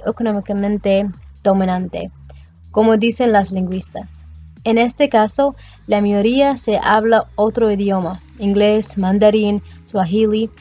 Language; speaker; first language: Spanish; non-native, learner; English